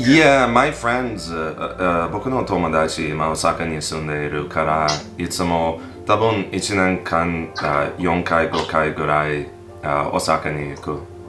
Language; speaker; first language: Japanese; non-native, learner; English